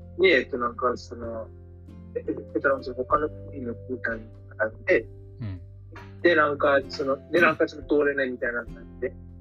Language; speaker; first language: Japanese; non-native, learner; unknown